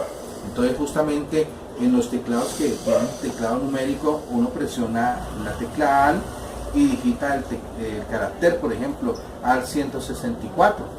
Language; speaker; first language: Spanish; native; Spanish